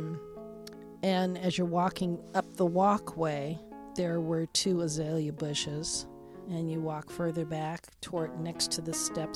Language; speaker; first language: English; native; English